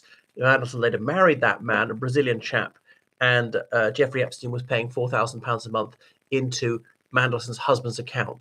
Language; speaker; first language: English; native; English